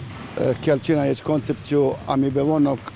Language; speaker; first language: Hungarian; non-native, fluent; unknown